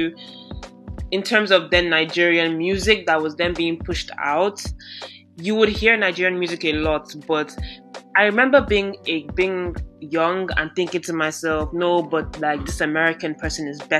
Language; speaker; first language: English; non-native, local second language; Yoruba